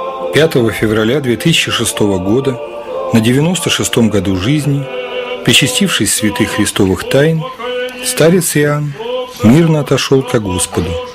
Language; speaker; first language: Russian; native; Russian